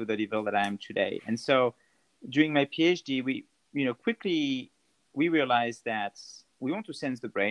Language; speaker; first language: English; non-native, fluent; French